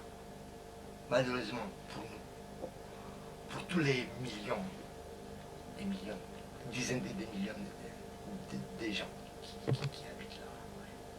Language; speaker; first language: French; non-native, fluent; Romanian